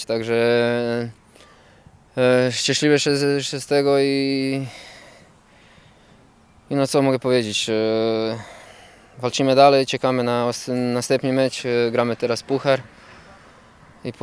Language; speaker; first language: Polish; non-native, learner; Croatian